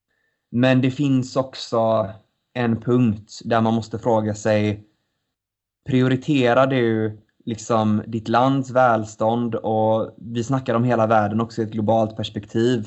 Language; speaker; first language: Swedish; native; Swedish